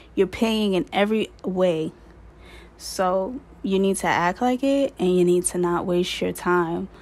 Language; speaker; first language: English; native; English